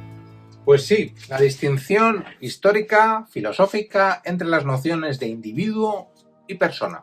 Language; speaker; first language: Spanish; native; Spanish